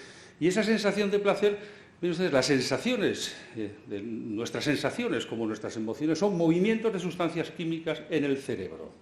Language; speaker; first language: Spanish; native; Spanish